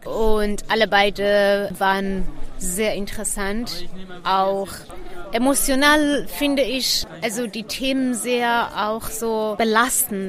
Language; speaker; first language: German; non-native, fluent; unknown